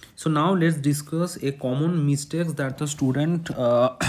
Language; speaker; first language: English; non-native, local second language; Bangla